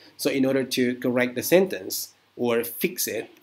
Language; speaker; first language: English; non-native, fluent; Indonesian